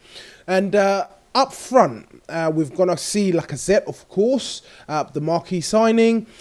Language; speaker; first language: English; native; English